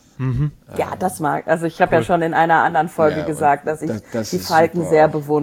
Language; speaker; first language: German; native; German